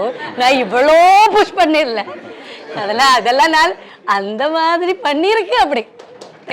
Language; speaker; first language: Tamil; non-native, learner; Malayalam